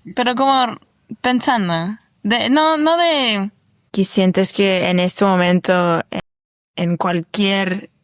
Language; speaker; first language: Spanish; early bilingual, other home language; English